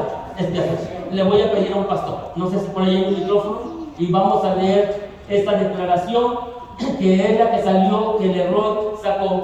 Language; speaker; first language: Spanish; native; Spanish